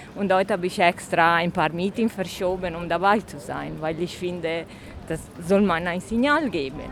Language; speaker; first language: German; non-native, fluent; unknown